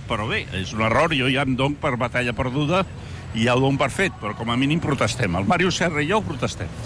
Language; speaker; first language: Catalan; non-native, local second language; Spanish